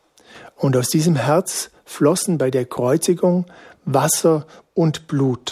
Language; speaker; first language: German; native; German